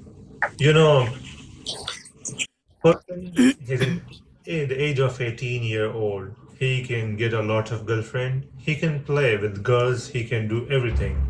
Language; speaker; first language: English; non-native, learner; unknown